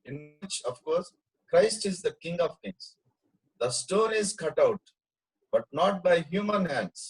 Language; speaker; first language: English; non-native, local second language; Telugu